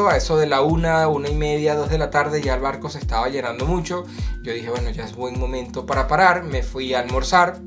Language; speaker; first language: Spanish; native; Spanish